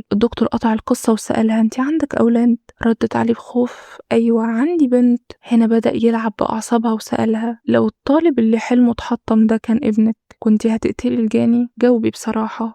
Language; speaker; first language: Arabic; native; Arabic